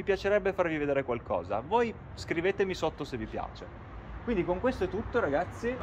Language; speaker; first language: Italian; native; Italian